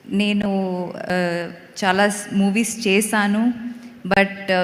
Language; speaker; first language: Telugu; non-native, fluent; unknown